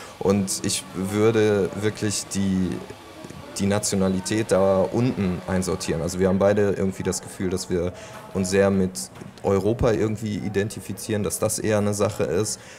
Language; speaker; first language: German; native; German